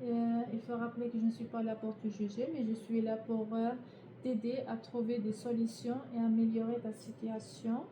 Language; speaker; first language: French; non-native, learner; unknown